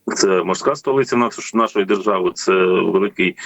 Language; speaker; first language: Ukrainian; native; Ukrainian